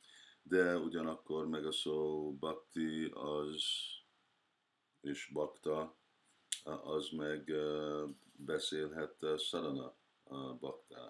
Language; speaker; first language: Hungarian; early bilingual, heritage; Hungarian